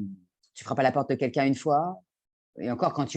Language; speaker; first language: French; native; French